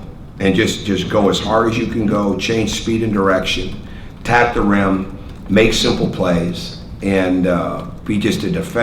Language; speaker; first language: English; native; English